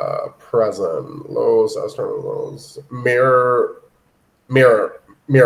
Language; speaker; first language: Spanish; non-native, learner; English